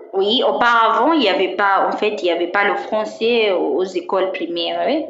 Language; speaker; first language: French; non-native, fluent; Swahili